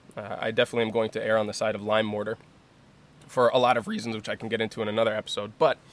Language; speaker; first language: English; native; English